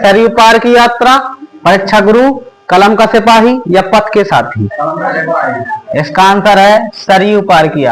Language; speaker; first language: Hindi; native; Hindi